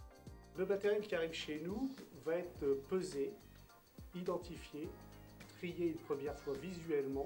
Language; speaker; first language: French; native; French